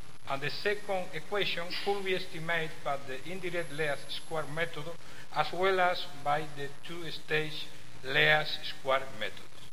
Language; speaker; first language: English; non-native, learner; Spanish